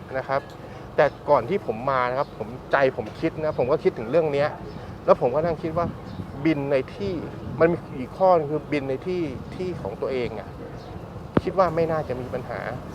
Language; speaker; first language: Thai; native; Thai